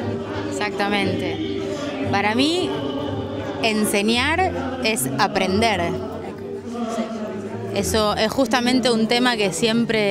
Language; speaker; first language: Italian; non-native, learner; Spanish